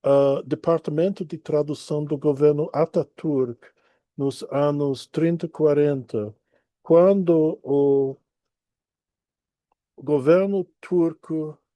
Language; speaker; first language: Portuguese; non-native, fluent; English